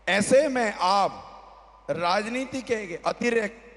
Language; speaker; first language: Hindi; native; Hindi